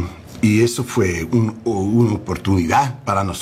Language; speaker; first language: Spanish; non-native, learner; English